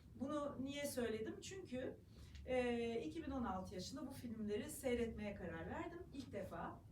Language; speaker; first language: Turkish; native; Turkish